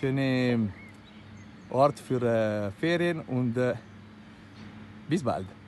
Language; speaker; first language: German; non-native, local second language; Italian